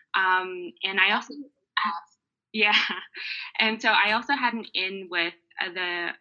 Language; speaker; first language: English; early bilingual, other home language; Mongolian